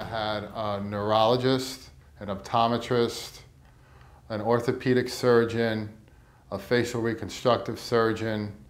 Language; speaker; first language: English; native; English